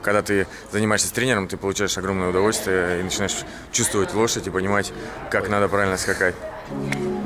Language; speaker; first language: Russian; native; Russian